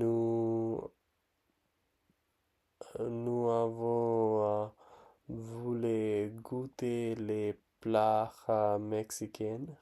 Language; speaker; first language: French; non-native, learner; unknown